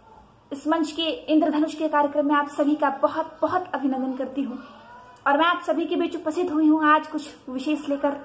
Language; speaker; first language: Hindi; native; Hindi